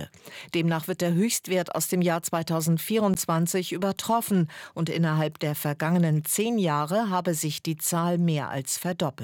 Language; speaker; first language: German; native; German